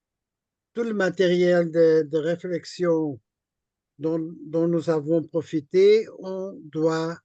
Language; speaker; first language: French; non-native, fluent; Portuguese